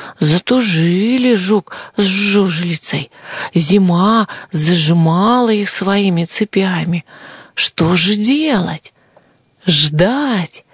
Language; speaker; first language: Russian; native; Russian